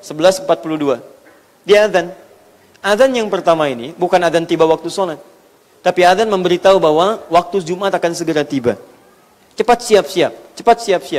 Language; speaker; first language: Indonesian; native; Indonesian